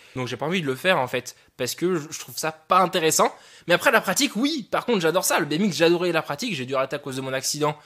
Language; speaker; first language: French; native; French